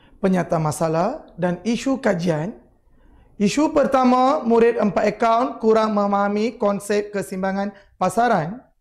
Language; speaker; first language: Malay; non-native, local second language; Tamil